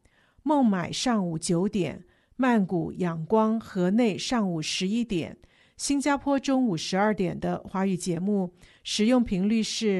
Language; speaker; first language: Chinese; native; Chinese